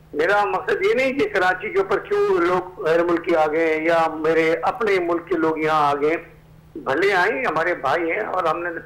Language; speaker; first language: Urdu; native; Urdu